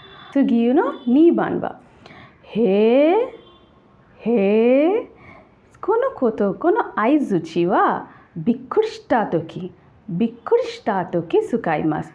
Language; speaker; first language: Japanese; non-native, learner; Bangla